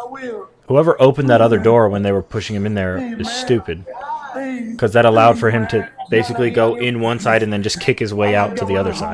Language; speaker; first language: English; native; English